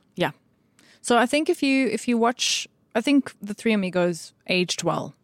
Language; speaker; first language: English; native; English